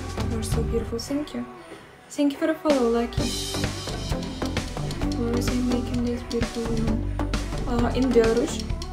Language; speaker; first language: English; non-native, learner; Russian